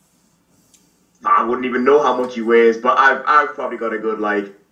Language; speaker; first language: English; native; English